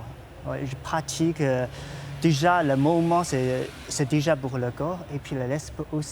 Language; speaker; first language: French; non-native, fluent; Chinese